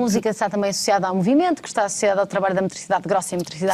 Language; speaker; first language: Portuguese; native; Portuguese